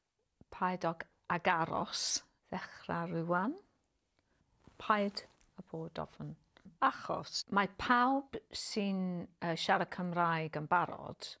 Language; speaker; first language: Welsh; non-native, learner; English